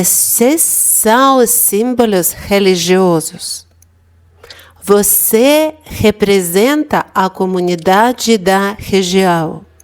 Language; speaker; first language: Portuguese; non-native, fluent; Ukrainian